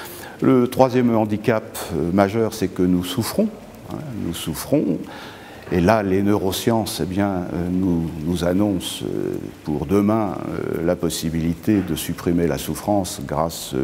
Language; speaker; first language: French; native; French